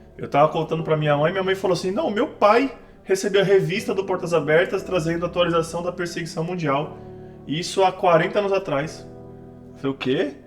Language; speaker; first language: Portuguese; native; Portuguese